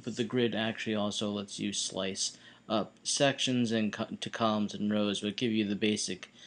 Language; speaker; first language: English; native; English